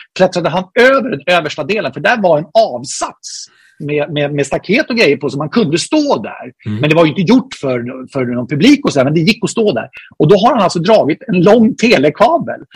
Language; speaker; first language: Swedish; native; Swedish